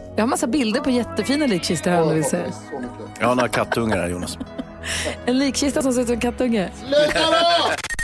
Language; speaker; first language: Swedish; native; Swedish